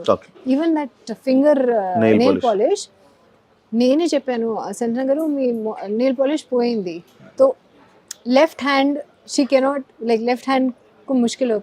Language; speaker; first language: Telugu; non-native, learner; Hindi